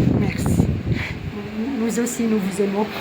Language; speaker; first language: French; non-native, local second language; Arabic